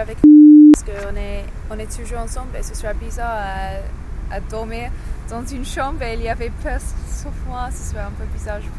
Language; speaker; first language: French; non-native, learner; English